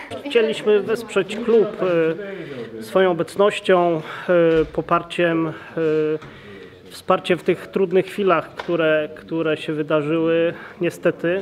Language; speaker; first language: Polish; native; Polish